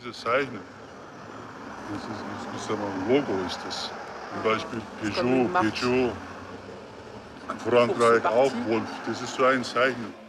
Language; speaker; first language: German; non-native, learner; Turkish